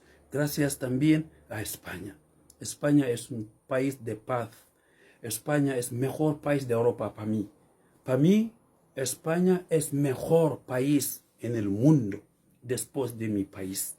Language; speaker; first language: Spanish; non-native, learner; Fula